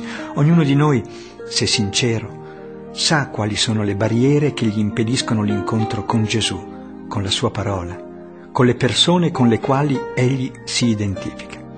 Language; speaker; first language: Italian; native; Italian